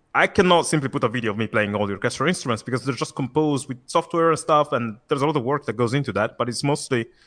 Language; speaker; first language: English; non-native, fluent; Italian